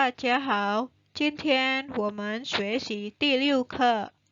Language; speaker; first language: Chinese; non-native, fluent; Indonesian